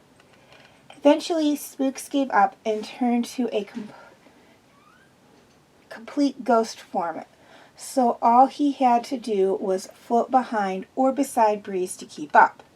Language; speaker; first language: English; native; English